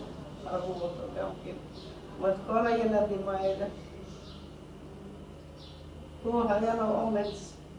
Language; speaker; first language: Hebrew; non-native, fluent; Hungarian